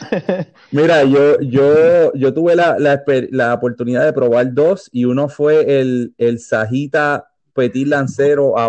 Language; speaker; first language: Spanish; native; Spanish